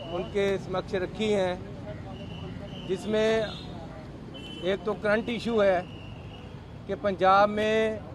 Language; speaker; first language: Hindi; non-native, local second language; Punjabi